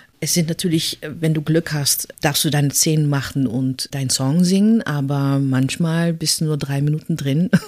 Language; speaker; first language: German; non-native, fluent; Dutch